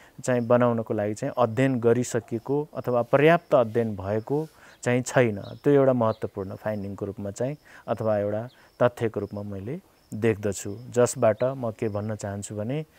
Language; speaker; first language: Nepali; native; Nepali